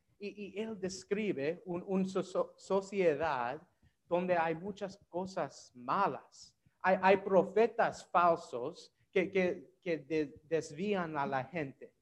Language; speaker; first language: Spanish; non-native, learner; English